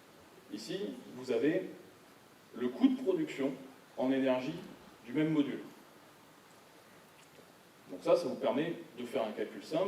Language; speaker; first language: French; native; French